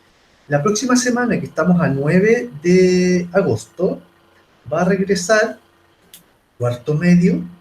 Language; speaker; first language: Spanish; native; Spanish